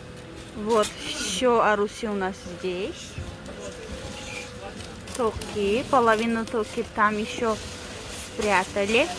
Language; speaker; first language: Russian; non-native, local second language; Tajik